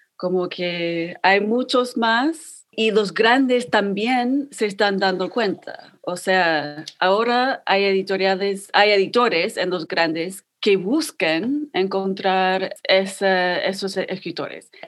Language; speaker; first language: Spanish; non-native, fluent; English